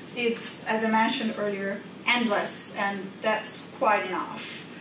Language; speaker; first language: English; non-native, fluent; Indonesian